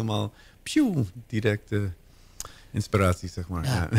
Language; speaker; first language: Dutch; non-native, learner; English